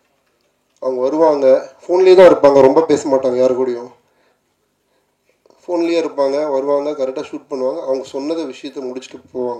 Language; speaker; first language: Tamil; native; Tamil